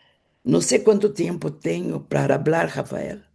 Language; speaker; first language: Spanish; non-native, fluent; Portuguese